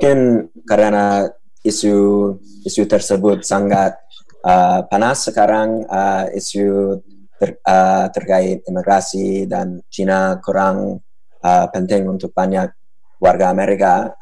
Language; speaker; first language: Indonesian; non-native, fluent; English